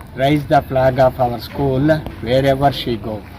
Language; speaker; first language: English; non-native, local second language; Telugu